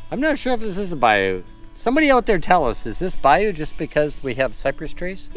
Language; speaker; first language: English; native; English